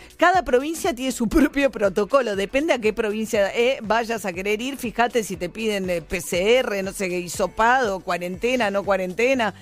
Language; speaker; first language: Spanish; native; Spanish